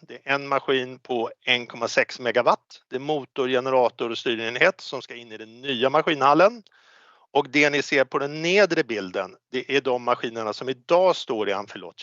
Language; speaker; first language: Swedish; native; Swedish